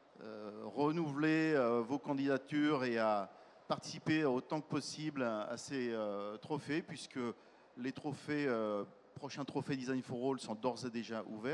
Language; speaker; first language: French; native; French